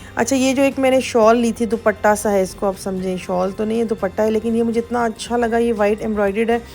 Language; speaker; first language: Urdu; native; Urdu